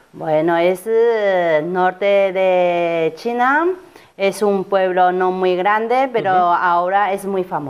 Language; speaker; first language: Spanish; non-native, learner; Chinese